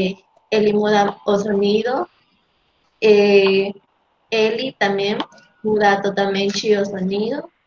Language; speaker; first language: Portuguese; non-native, learner; Spanish